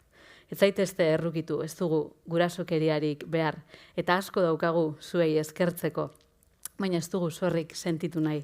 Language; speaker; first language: Basque; native; Basque